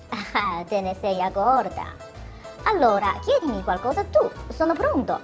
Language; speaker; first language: Italian; non-native, fluent; Chinese